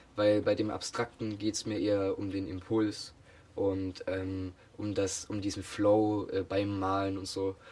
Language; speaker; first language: German; native; German